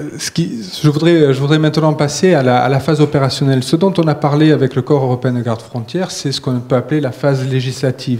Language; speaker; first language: French; native; French